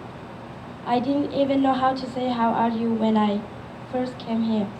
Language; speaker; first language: English; early bilingual, other home language; Burmese